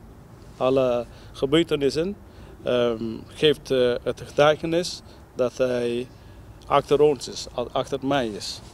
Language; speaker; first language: Dutch; non-native, learner; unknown